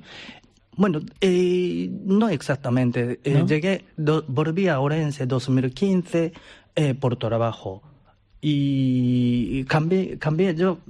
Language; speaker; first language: Spanish; non-native, learner; Japanese